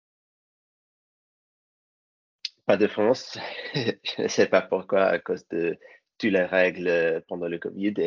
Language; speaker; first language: French; non-native, learner; English